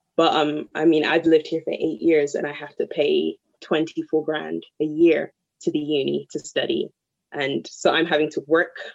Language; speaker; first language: English; early bilingual, other home language; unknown